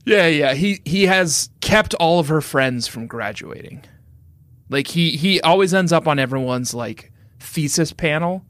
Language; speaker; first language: English; native; English